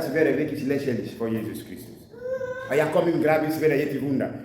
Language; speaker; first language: German; non-native, learner; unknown